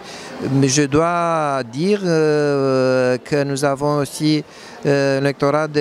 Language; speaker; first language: French; non-native, fluent; Romanian